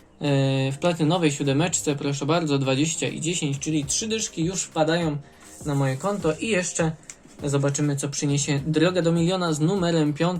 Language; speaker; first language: Polish; native; Polish